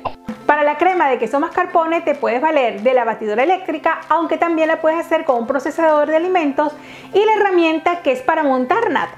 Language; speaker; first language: Spanish; native; Spanish